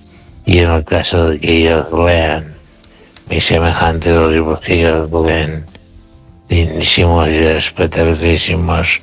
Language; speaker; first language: Spanish; native; Spanish